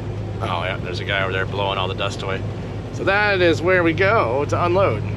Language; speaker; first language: English; native; English